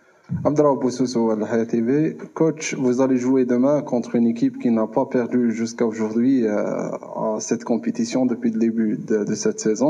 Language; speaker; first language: French; non-native, local second language; Arabic